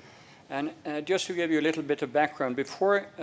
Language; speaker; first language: English; non-native, fluent; Norwegian